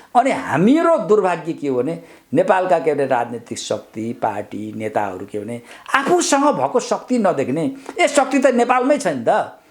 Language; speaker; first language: Nepali; native; Nepali